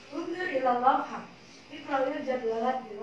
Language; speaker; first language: Arabic; non-native, learner; Indonesian